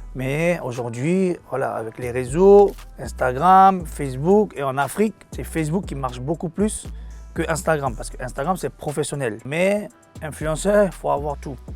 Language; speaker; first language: French; non-native, local second language; Korean